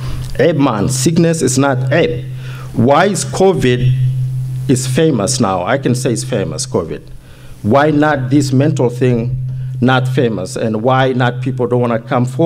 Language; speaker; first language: English; early bilingual, heritage; Somali